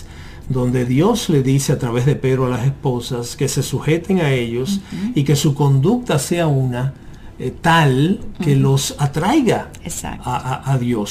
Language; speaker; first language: Spanish; native; Spanish